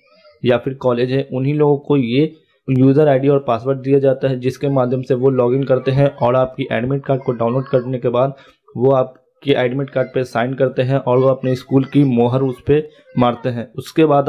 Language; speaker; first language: Hindi; native; Hindi